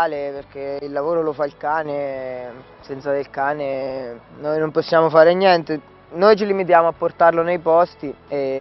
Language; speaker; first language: Italian; native; Italian